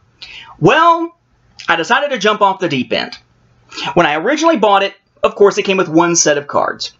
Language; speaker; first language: English; native; English